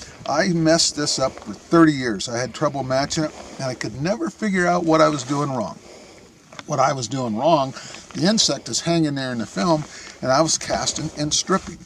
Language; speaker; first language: English; native; English